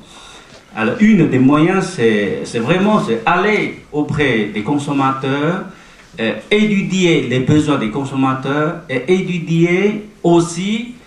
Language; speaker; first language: French; non-native, fluent; Chinese